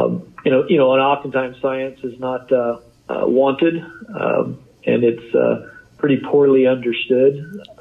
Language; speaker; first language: English; native; English